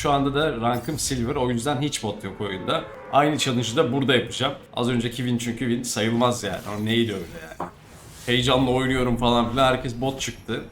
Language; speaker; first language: Turkish; native; Turkish